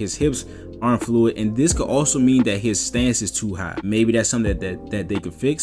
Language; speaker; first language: English; native; English